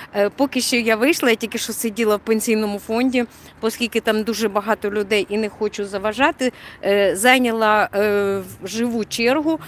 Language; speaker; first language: Ukrainian; native; Ukrainian